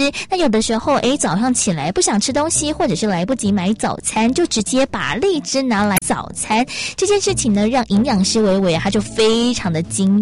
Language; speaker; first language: Chinese; native; Chinese